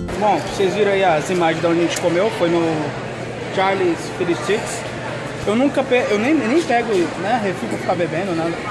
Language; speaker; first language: Portuguese; native; Portuguese